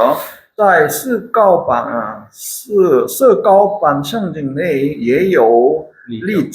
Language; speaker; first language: Chinese; non-native, fluent; Korean